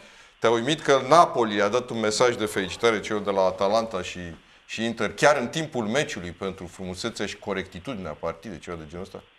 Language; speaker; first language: Romanian; native; Romanian